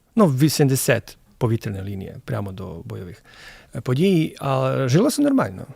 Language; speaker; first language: Ukrainian; non-native, fluent; Croatian